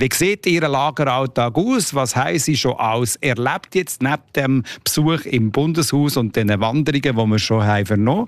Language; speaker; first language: German; native; German